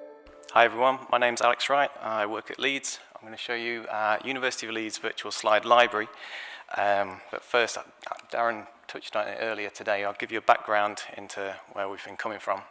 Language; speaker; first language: English; native; English